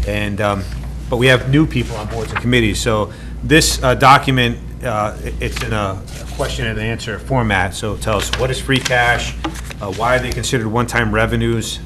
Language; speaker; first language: English; native; English